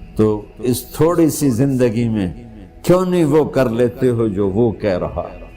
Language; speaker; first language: Urdu; non-native, local second language; Punjabi